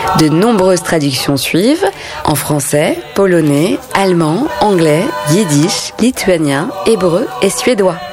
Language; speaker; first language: French; native; French